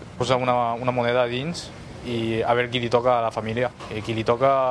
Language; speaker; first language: Catalan; non-native, fluent; Chinese